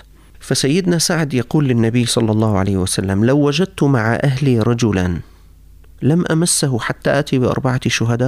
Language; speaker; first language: Arabic; native; Arabic